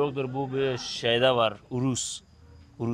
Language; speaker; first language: Turkish; non-native, learner; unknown